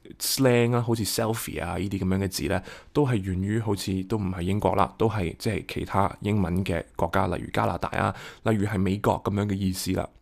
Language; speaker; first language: Cantonese; early bilingual, heritage; Cantonese